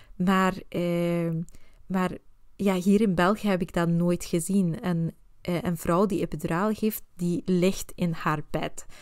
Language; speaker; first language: Dutch; non-native, fluent; Swedish